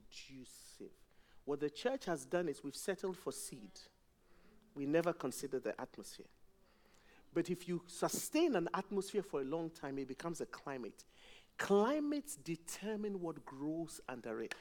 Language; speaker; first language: English; non-native, local second language; Akan